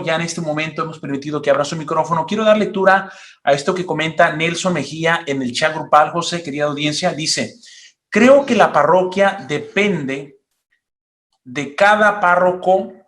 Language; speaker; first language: Spanish; native; Spanish